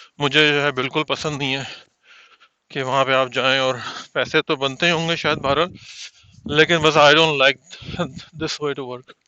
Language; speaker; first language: Urdu; native; Urdu